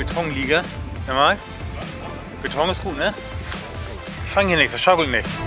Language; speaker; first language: German; native; German